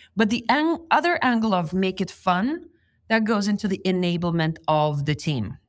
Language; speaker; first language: English; non-native, fluent; Lithuanian